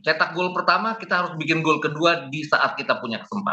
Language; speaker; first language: Indonesian; native; Indonesian